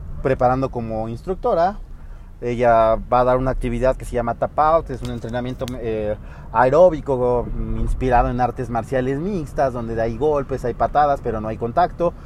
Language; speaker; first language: Spanish; native; Spanish